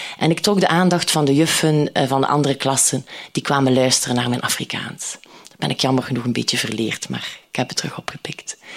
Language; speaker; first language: Dutch; native; Dutch